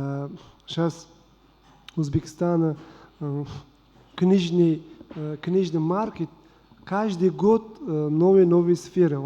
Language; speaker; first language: Russian; non-native, learner; Uzbek